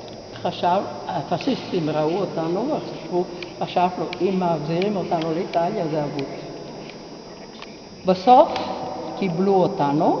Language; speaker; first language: Hebrew; non-native, fluent; Italian